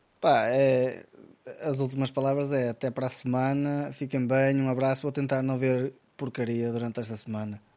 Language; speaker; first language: Portuguese; native; Portuguese